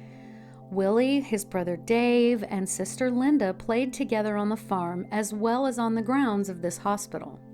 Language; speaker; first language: English; native; English